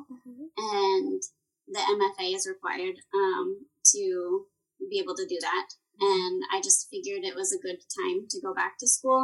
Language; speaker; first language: English; native; English